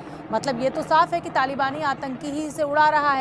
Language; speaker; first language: Hindi; native; Hindi